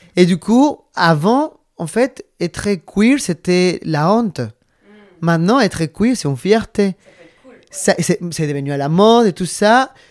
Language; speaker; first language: French; non-native, fluent; Spanish